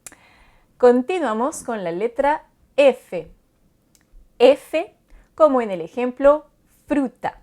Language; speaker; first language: Spanish; non-native, fluent; French